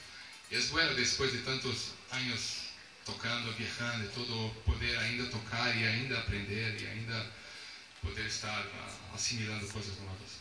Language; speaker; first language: Spanish; non-native, fluent; Portuguese